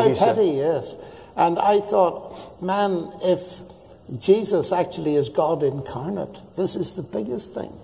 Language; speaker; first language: English; native; English